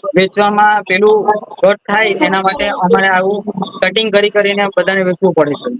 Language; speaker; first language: Gujarati; native; Gujarati